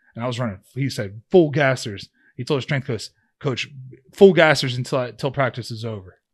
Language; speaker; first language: English; native; English